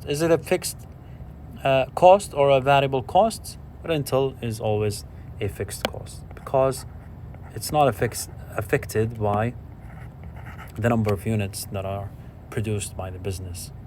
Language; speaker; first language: English; non-native, fluent; Arabic